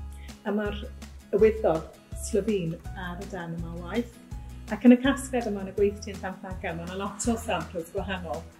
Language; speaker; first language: Welsh; native; Welsh